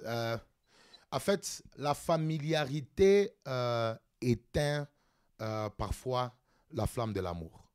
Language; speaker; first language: French; non-native, local second language; Lingala